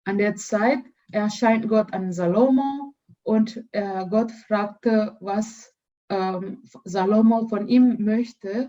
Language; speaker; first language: German; non-native, learner; Indonesian